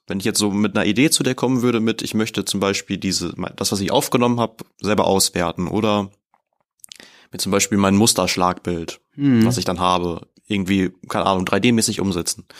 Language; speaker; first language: German; native; German